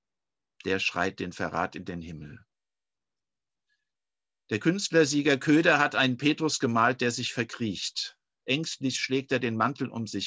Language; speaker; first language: German; native; German